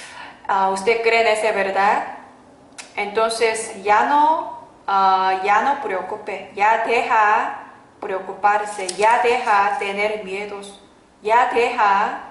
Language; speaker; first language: Spanish; non-native, fluent; Korean